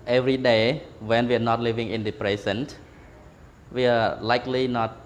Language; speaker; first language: English; non-native, fluent; Khmer